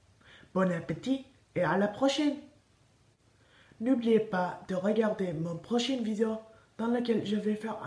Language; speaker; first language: French; non-native, learner; Spanish